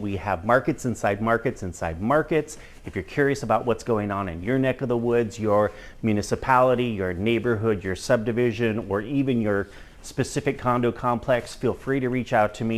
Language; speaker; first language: English; native; English